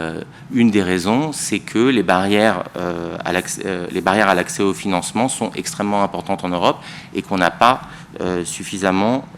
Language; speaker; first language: French; native; French